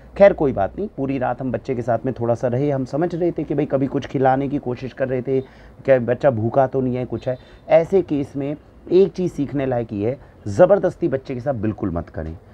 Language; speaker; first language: Hindi; native; Hindi